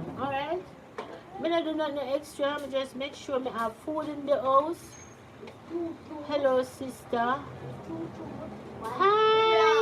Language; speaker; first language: English; non-native, local second language; Jamaican Creole English